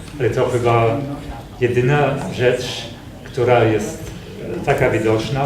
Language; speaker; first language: Polish; non-native, fluent; German